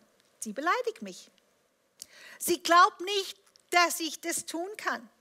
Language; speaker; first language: German; non-native, fluent; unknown